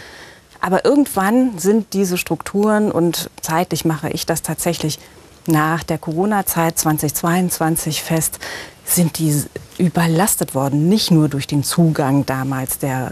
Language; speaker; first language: German; native; German